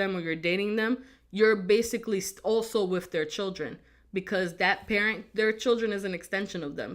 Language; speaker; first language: English; native; English